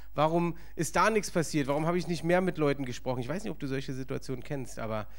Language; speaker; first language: German; native; German